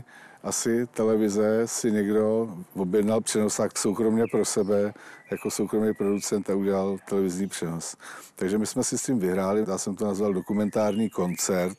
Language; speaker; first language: Czech; native; Czech